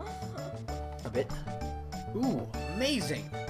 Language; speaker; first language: English; native; English